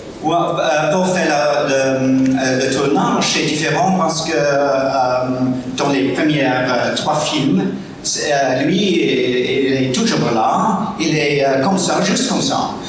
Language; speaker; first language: French; non-native, learner; English